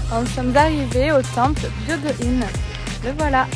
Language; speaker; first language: French; native; French